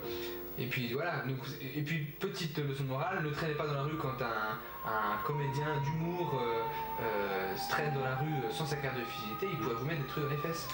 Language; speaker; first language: French; native; French